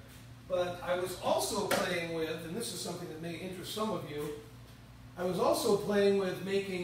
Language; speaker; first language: English; native; English